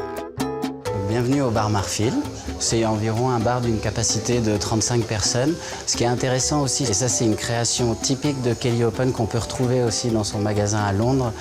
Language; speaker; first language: French; native; French